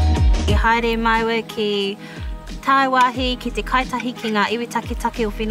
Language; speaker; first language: Māori; non-native, local second language; English